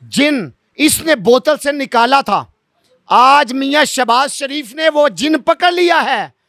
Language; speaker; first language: Urdu; non-native, local second language; Punjabi